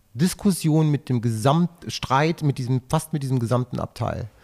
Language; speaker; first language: German; native; German